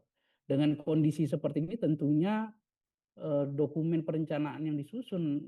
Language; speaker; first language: Indonesian; native; Indonesian